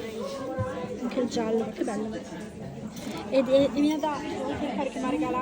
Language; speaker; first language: Italian; native; Italian